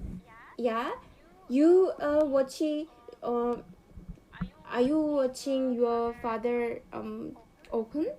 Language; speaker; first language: English; non-native, learner; Korean